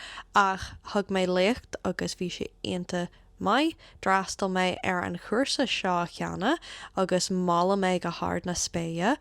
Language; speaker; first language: Irish; native; Irish